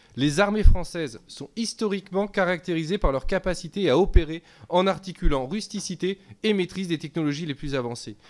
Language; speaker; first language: French; native; French